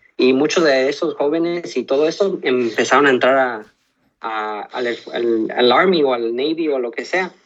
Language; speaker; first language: Spanish; early bilingual, heritage; Spanish